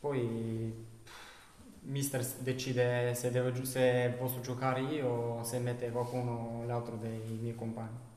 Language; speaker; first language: Italian; non-native, learner; Bulgarian